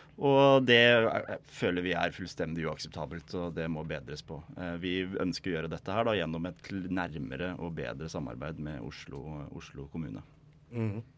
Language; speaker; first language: Norwegian; native; Norwegian